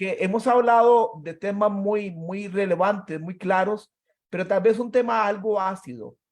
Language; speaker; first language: Spanish; native; Spanish